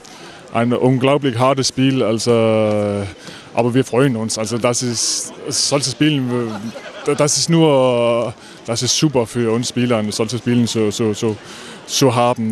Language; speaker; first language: German; non-native, fluent; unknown